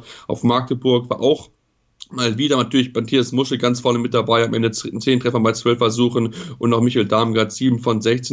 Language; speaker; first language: German; native; German